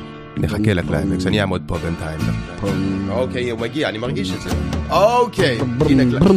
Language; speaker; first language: Hebrew; native; Hebrew